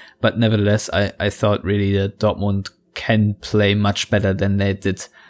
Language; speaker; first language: English; non-native, fluent; German